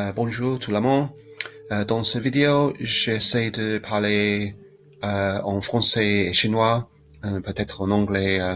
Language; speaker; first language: French; non-native, learner; English